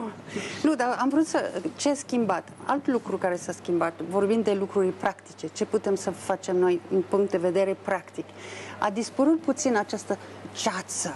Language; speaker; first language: Romanian; non-native, fluent; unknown